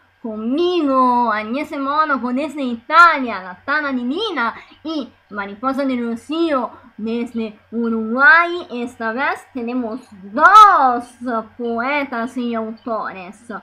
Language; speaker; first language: Spanish; non-native, fluent; Italian